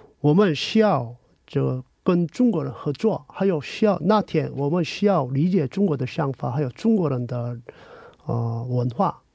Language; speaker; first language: Chinese; non-native, learner; Korean